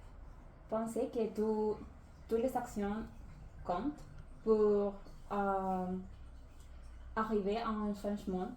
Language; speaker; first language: French; non-native, learner; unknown